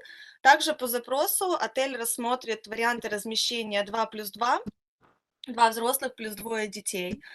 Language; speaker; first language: Russian; native; Russian